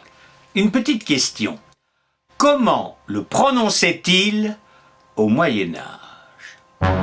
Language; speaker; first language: French; native; French